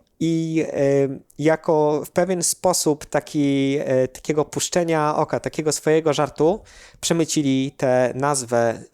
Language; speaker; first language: Polish; native; Polish